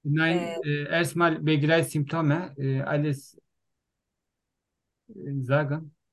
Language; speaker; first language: German; non-native, learner; Turkish